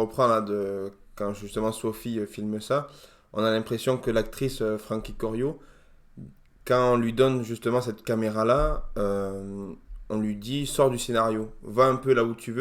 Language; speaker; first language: French; native; French